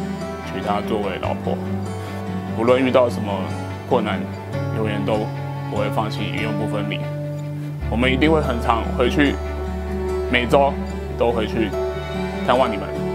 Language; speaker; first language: Chinese; native; Chinese